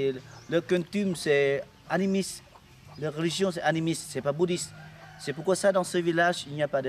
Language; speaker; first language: French; non-native, learner; Lao